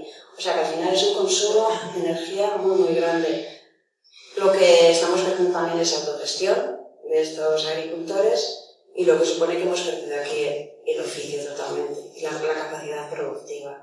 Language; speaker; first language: Spanish; native; Spanish